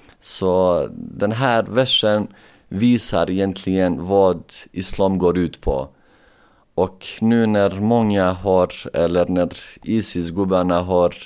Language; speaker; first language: Swedish; non-native, local second language; Bosnian